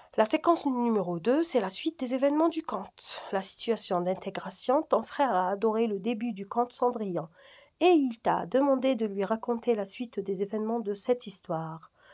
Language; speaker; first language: French; non-native, local second language; Arabic